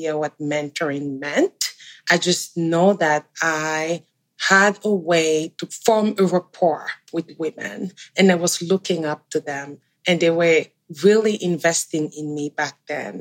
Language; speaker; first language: English; non-native, local second language; French